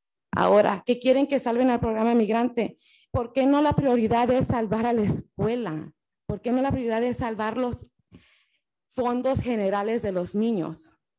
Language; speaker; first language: Spanish; early bilingual, heritage; Spanish